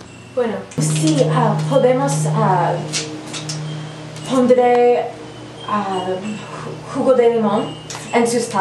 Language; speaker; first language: Spanish; non-native, learner; English